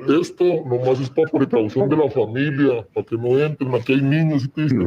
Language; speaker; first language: Spanish; native; Spanish